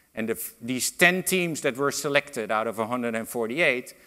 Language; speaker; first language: English; non-native, fluent; Dutch